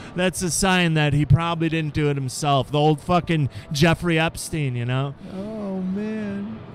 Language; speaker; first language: English; native; English